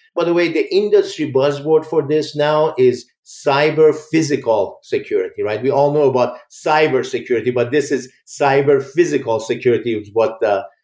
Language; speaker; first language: English; early bilingual, other home language; Persian